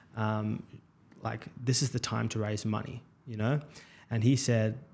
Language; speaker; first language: English; native; English